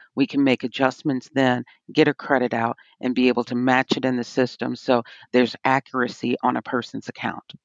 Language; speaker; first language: English; native; English